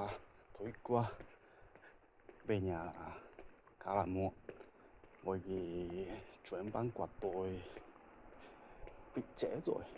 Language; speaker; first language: Vietnamese; non-native, learner; Japanese